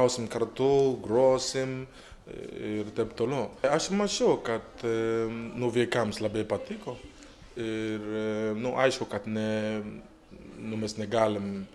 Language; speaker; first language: Lithuanian; non-native, learner; Igbo